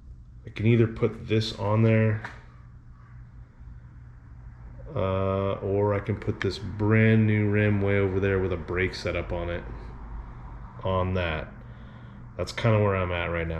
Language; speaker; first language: English; native; English